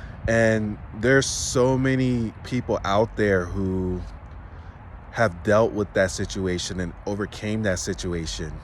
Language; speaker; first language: English; native; English